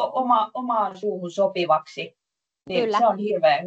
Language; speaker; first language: Finnish; native; Finnish